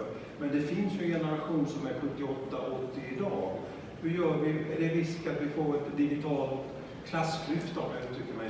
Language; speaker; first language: Swedish; native; Swedish